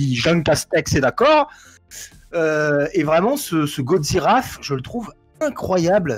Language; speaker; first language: French; native; French